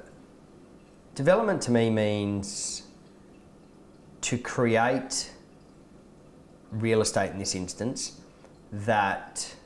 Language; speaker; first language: English; native; English